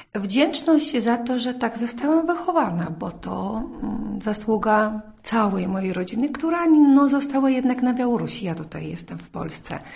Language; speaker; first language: Polish; early bilingual, heritage; Polish